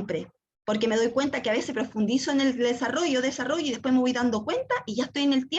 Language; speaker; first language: Spanish; native; Spanish